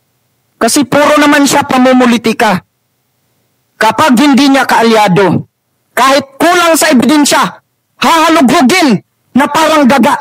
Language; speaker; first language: Filipino; native; Filipino